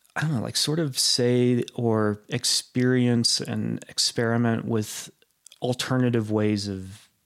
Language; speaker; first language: English; native; English